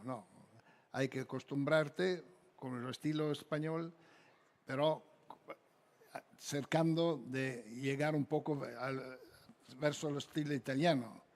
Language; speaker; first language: Spanish; non-native, fluent; Italian